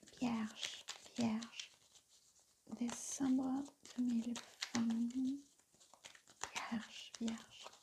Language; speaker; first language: French; non-native, fluent; Spanish